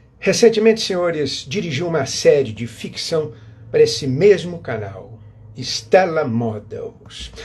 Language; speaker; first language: Portuguese; native; Portuguese